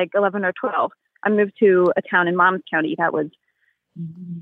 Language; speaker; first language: English; native; English